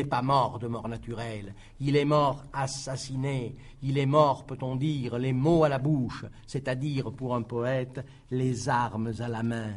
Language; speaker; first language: French; native; French